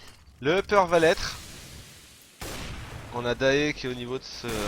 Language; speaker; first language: French; native; French